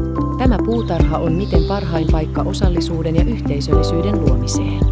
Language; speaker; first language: Finnish; native; Finnish